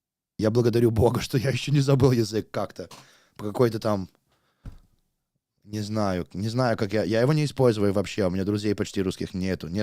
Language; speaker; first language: Russian; non-native, learner; English